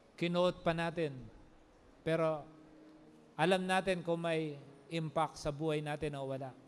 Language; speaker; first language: Filipino; non-native, local second language; Pampanga